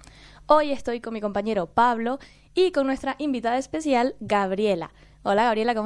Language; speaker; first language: Spanish; native; Spanish